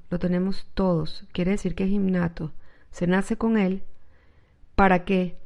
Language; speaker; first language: Spanish; native; Spanish